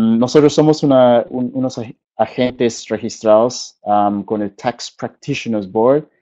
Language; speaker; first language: Spanish; early bilingual, heritage; Spanish